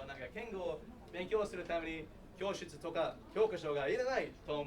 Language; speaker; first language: Japanese; non-native, learner; English